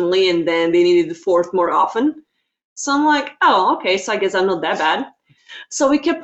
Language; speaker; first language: English; non-native, fluent; Slovak